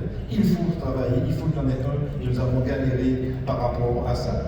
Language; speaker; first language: French; native; French